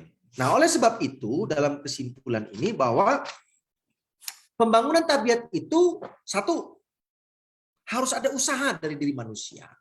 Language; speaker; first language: Indonesian; native; Indonesian